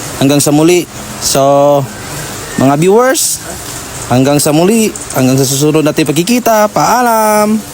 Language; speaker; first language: Filipino; native; Filipino